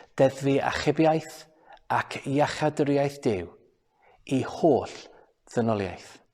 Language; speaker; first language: Welsh; non-native, local second language; English